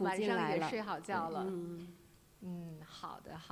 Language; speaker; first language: Chinese; native; Chinese